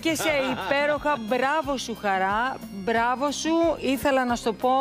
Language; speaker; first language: Greek; native; Greek